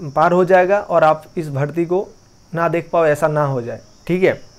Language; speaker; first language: Hindi; non-native, local second language; Bangla